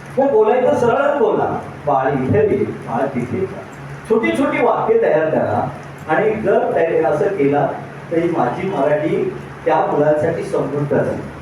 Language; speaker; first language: Marathi; native; Marathi